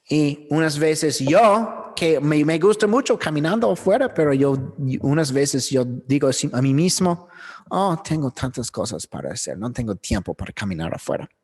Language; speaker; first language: Spanish; non-native, learner; English